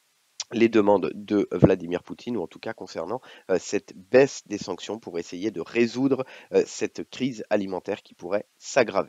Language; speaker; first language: French; native; French